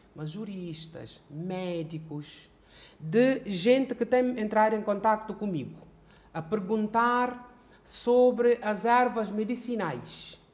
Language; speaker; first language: Portuguese; non-native, local second language; Kabuverdianu